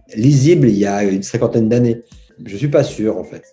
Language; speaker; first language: French; native; French